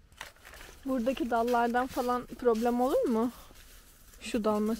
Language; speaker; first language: Turkish; native; Turkish